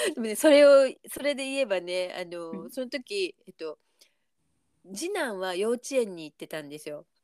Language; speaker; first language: Japanese; native; Japanese